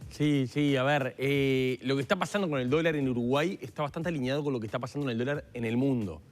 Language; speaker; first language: Spanish; native; Spanish